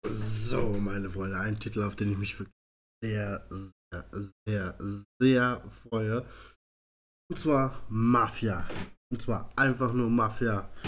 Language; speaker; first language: German; native; German